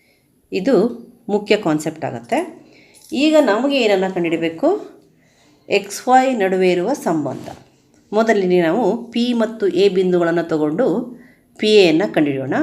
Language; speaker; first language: Kannada; native; Kannada